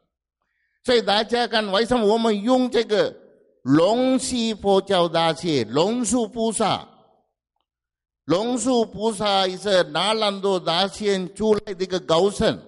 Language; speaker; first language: Chinese; non-native, fluent; Sinhala